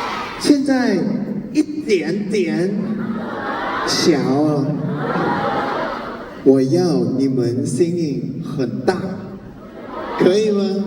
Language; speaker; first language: Chinese; non-native, learner; Thai